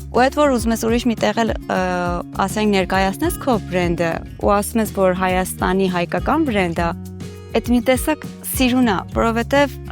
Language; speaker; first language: Armenian; early bilingual, heritage; Armenian